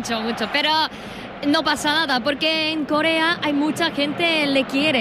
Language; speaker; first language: Spanish; non-native, learner; Korean